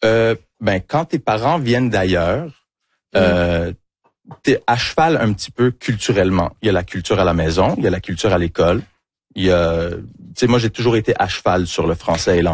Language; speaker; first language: French; early bilingual, other home language; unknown